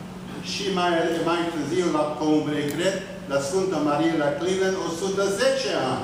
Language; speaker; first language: Romanian; early bilingual, heritage; Romanian